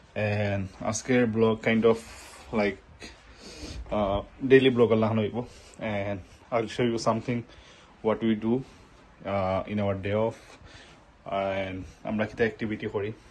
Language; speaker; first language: English; non-native, local second language; Sylheti